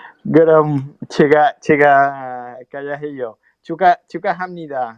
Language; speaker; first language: Korean; non-native, learner; Spanish